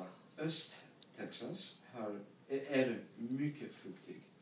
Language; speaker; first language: Swedish; non-native, learner; English